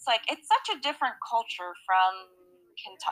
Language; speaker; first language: English; native; English